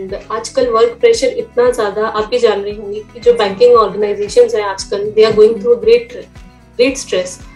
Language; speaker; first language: Hindi; native; Hindi